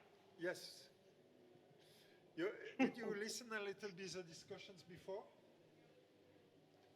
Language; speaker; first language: English; non-native, fluent; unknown